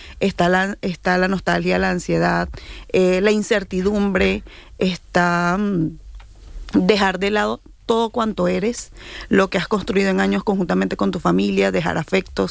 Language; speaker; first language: Spanish; native; Spanish